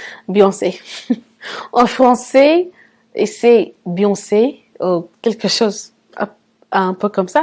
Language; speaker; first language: French; non-native, fluent; English